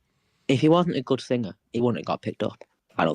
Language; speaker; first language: English; native; English